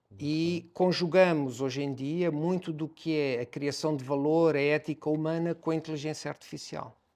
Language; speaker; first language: Portuguese; native; Portuguese